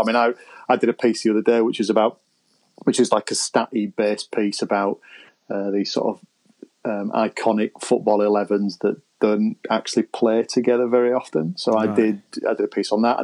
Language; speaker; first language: English; native; English